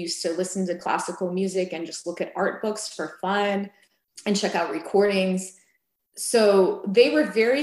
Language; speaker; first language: English; native; English